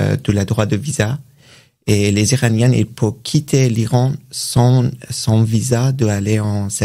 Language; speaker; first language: French; non-native, learner; Persian